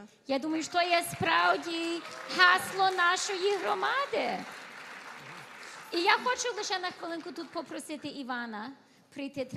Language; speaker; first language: Ukrainian; early bilingual, heritage; Ukrainian